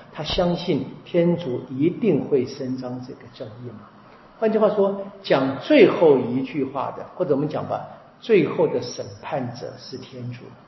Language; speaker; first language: Chinese; native; Chinese